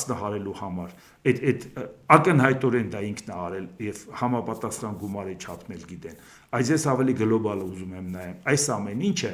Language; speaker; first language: Armenian; native; Armenian